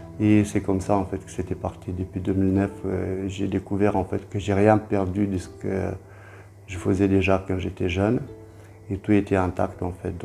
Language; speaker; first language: French; non-native, fluent; Romanian